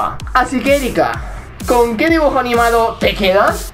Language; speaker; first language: Spanish; native; Spanish